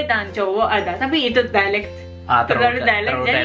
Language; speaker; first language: Indonesian; non-native, learner; Japanese